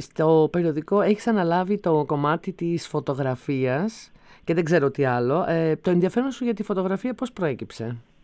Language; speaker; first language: Greek; native; Greek